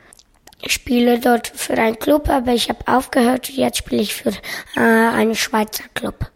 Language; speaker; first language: German; early bilingual, other home language; Russian